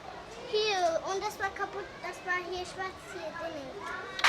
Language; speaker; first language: German; early bilingual, heritage; Amharic